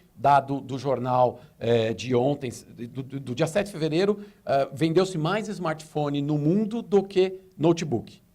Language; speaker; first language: Portuguese; native; Portuguese